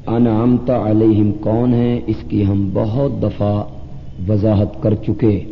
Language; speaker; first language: Urdu; non-native, local second language; Punjabi